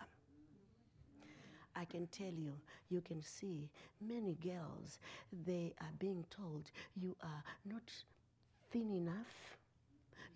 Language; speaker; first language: English; non-native, local second language; Shona